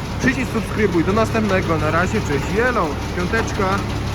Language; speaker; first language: Polish; native; Polish